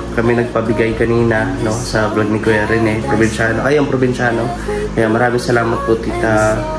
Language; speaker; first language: Filipino; native; Filipino